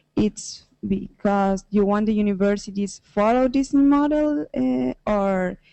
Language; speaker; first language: English; non-native, learner; Spanish